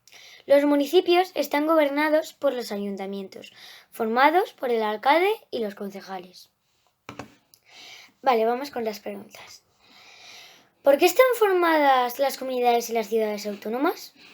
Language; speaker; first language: Spanish; native; Spanish